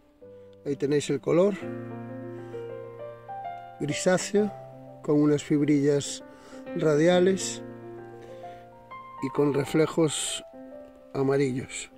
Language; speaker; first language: Spanish; native; Spanish